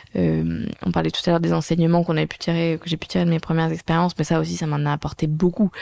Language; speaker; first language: French; native; French